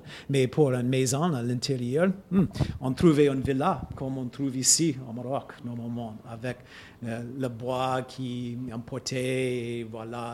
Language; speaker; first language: French; non-native, fluent; English